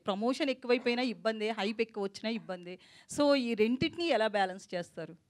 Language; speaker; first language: Telugu; native; Telugu